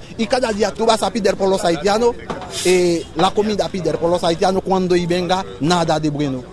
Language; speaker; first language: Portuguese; non-native, learner; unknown